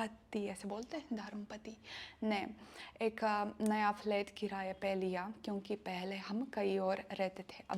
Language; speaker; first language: Hindi; non-native, learner; Russian